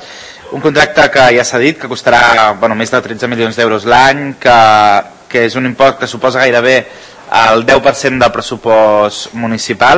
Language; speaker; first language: Catalan; native; Catalan